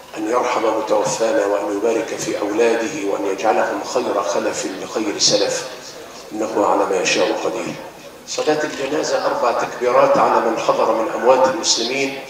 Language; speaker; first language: Arabic; native; Arabic